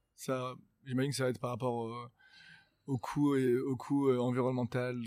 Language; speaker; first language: French; non-native, local second language; Arabic